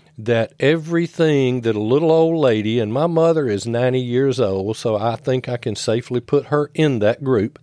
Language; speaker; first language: English; native; English